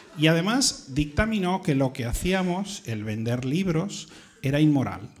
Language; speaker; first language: Spanish; native; Spanish